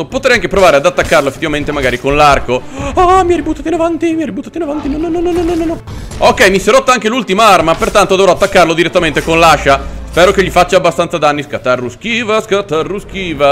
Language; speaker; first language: Italian; native; Italian